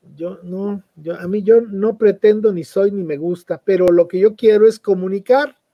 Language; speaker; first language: Spanish; native; Spanish